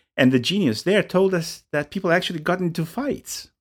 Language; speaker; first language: English; non-native, fluent; Italian